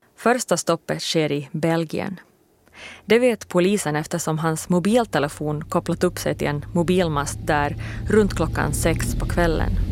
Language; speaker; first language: Swedish; native; Swedish